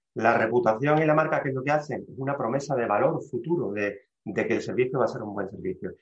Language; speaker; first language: Spanish; native; Spanish